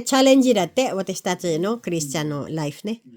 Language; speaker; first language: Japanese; non-native, learner; Filipino